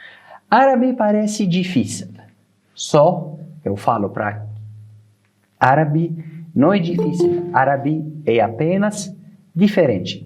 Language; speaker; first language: Portuguese; non-native, fluent; Arabic